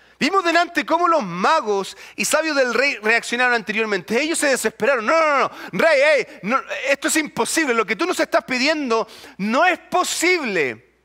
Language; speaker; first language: Spanish; native; Spanish